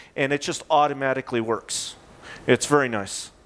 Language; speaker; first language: English; native; English